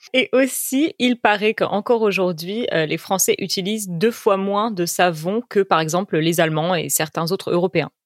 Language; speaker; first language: French; native; French